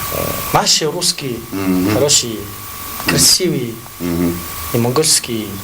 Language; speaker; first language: Russian; non-native, learner; Mongolian